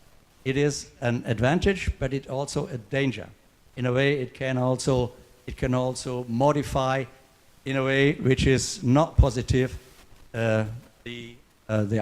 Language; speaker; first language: English; non-native, fluent; German